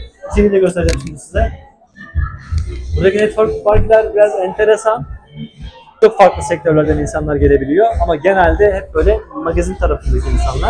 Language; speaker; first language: Turkish; native; Turkish